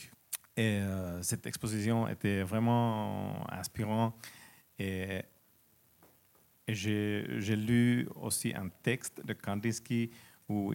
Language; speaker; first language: French; non-native, learner; Finnish